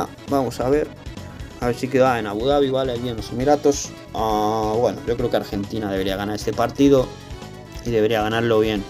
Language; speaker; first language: Spanish; native; Spanish